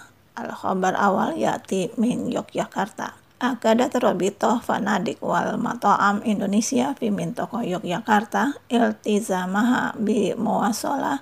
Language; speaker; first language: Arabic; non-native, fluent; Indonesian